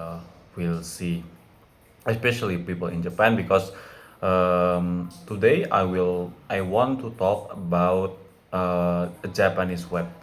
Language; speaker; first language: English; non-native, fluent; Indonesian